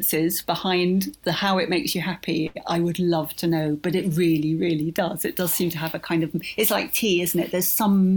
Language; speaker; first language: English; native; English